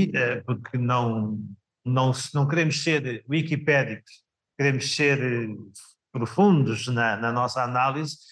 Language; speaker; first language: Portuguese; native; Portuguese